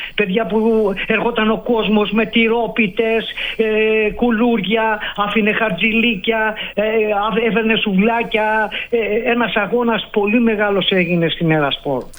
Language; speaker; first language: Greek; native; Greek